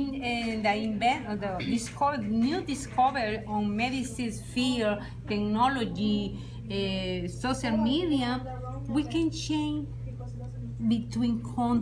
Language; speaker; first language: English; non-native, learner; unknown